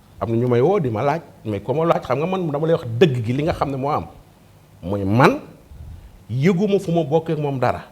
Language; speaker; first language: Wolof; native; Wolof